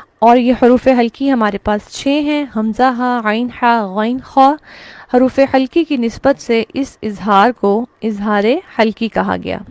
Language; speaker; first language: Urdu; native; Urdu